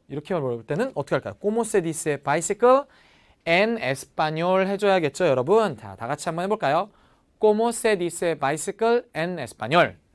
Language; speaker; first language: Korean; native; Korean